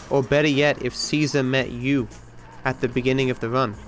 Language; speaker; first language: English; native; English